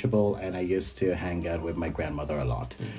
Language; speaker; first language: English; non-native, local second language; Yoruba